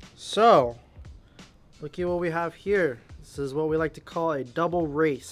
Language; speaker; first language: English; native; English